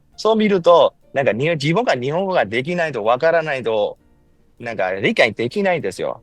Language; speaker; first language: Japanese; non-native, fluent; Burmese